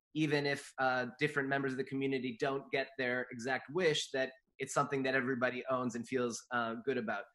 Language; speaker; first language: English; native; English